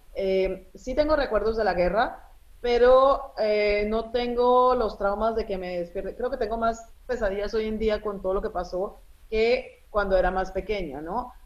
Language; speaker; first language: Spanish; early bilingual, other home language; Arabic